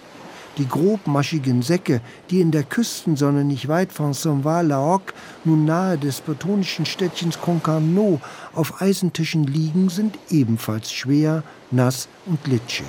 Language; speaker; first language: German; native; German